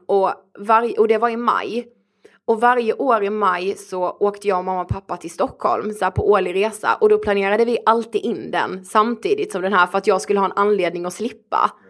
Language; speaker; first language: Swedish; native; Swedish